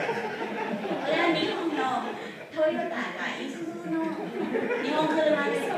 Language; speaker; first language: Japanese; non-native, fluent; Thai